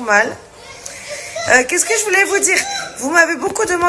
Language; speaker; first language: French; native; French